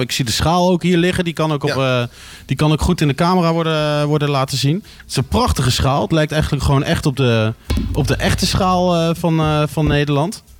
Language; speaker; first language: Dutch; native; Dutch